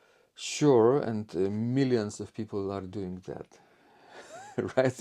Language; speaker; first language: English; non-native, fluent; Lithuanian